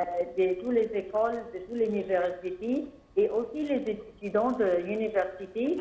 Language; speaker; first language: French; non-native, fluent; Arabic